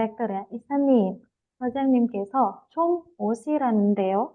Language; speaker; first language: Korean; non-native, fluent; Indonesian